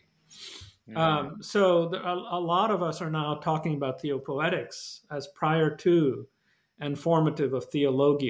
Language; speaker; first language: English; non-native, local second language; Malayalam